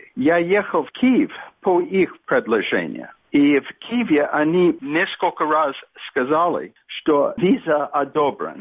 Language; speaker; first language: Russian; non-native, fluent; English